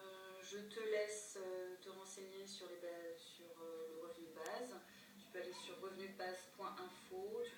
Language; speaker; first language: French; native; French